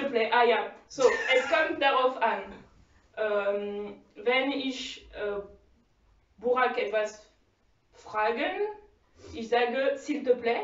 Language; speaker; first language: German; non-native, learner; French